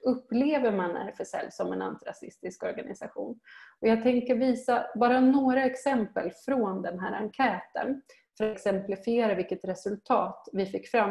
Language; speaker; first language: Swedish; native; Swedish